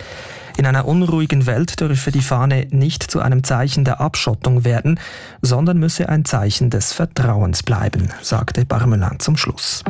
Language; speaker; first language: German; native; German